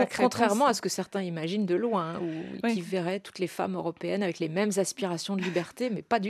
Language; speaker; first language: French; native; French